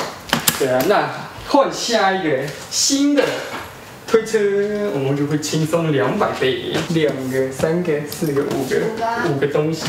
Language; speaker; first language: Chinese; native; Chinese